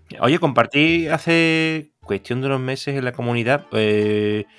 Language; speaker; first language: Spanish; native; Spanish